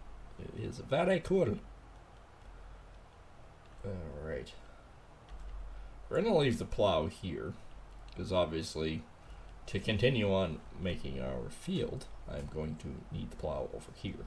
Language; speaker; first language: English; native; English